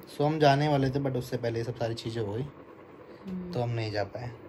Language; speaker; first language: Hindi; native; Hindi